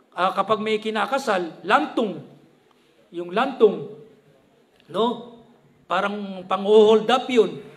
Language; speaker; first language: Filipino; non-native, local second language; Maranao